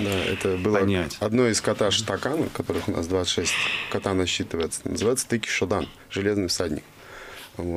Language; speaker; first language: Russian; native; Russian